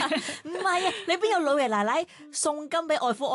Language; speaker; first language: Cantonese; native; Cantonese